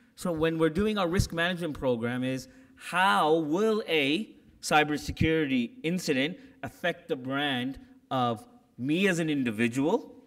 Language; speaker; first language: English; native; English